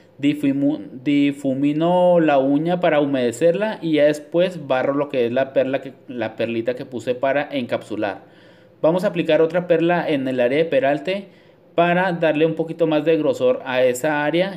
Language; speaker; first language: Spanish; native; Spanish